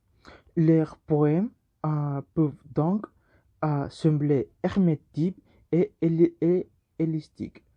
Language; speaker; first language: French; non-native, learner; Spanish